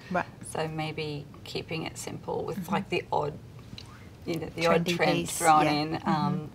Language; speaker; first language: English; native; English